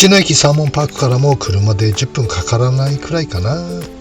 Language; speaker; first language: Japanese; native; Japanese